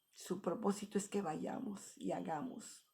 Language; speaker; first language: Spanish; native; Spanish